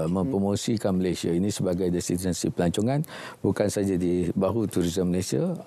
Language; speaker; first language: Malay; native; Malay